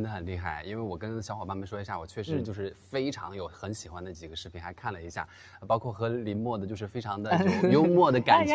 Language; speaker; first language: Chinese; native; Chinese